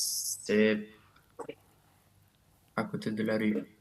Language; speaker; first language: French; non-native, learner; Romanian